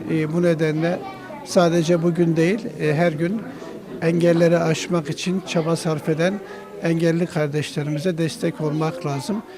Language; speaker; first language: Turkish; native; Turkish